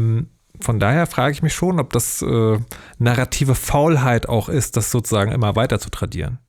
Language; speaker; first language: German; native; German